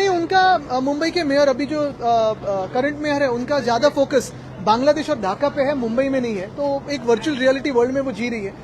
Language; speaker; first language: Hindi; non-native, local second language; Marathi